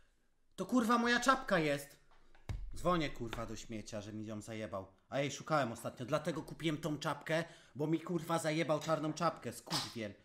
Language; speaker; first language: Polish; native; Polish